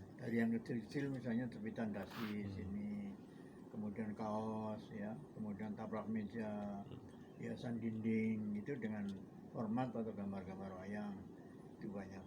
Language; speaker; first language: Indonesian; native; Indonesian